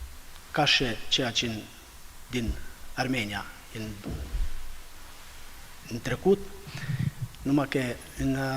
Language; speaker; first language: Romanian; non-native, fluent; Albanian